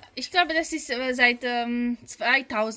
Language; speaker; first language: German; non-native, local second language; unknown